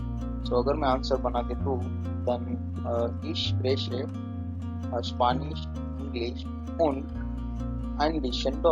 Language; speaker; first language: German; non-native, learner; Hindi